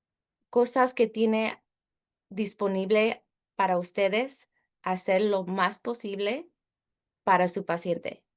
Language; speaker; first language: Spanish; early bilingual, heritage; Spanish